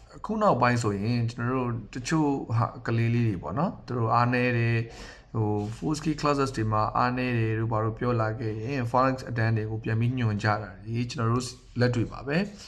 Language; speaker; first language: Burmese; native; Burmese